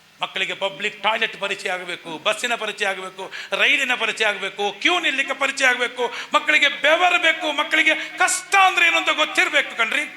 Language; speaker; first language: Kannada; non-native, local second language; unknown